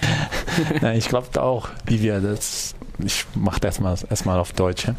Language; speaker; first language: German; non-native, fluent; Portuguese